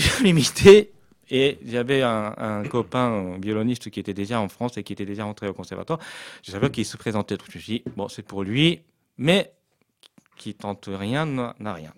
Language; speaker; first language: French; non-native, fluent; Japanese